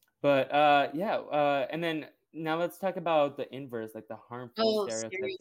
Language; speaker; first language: English; early bilingual, other home language; Portuguese